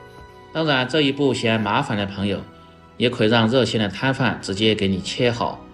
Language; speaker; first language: Chinese; native; Chinese